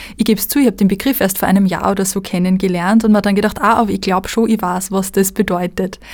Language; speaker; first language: German; native; German